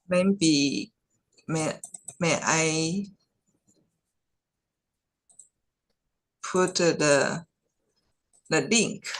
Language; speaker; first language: English; non-native, fluent; Chinese